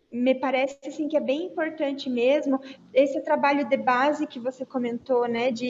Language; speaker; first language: Portuguese; native; Portuguese